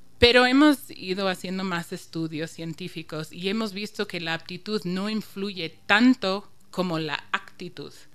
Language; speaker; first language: Spanish; non-native, fluent; English